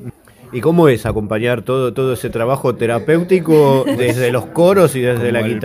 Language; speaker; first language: Spanish; native; Spanish